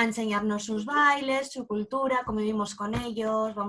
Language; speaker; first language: Spanish; native; Spanish